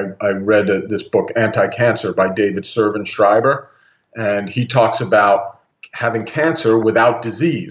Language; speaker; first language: English; native; English